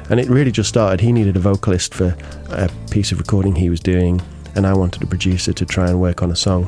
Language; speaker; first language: English; native; English